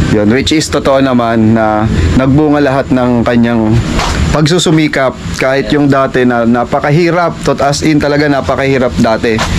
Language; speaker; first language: Filipino; native; Filipino